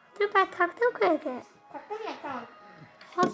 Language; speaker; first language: Turkish; early bilingual, heritage; Turkish